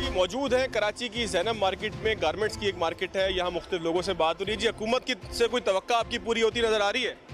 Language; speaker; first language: Urdu; native; Urdu